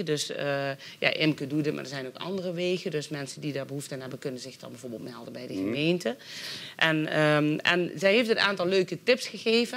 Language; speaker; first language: Dutch; native; Dutch